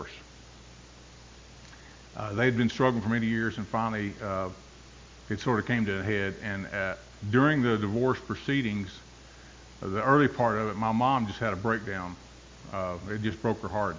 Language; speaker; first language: English; native; English